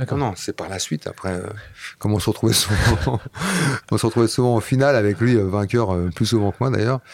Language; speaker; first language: French; non-native, fluent; Dutch